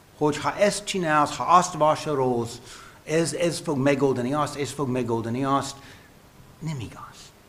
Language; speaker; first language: Hungarian; non-native, fluent; English